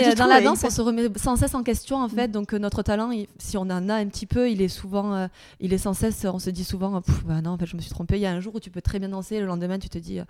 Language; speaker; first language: French; native; French